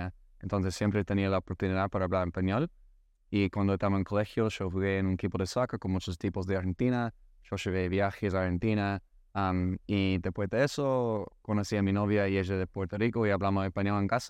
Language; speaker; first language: Spanish; non-native, learner; English